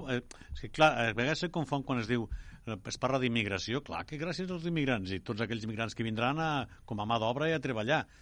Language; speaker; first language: Catalan; native; Catalan